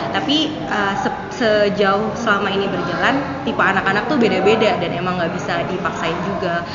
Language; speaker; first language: Indonesian; native; Indonesian